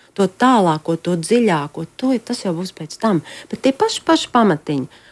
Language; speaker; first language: Latvian; native; Latvian